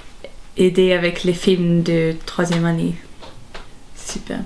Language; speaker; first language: French; non-native, local second language; German